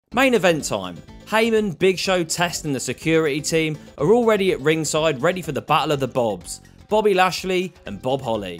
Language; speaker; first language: English; native; English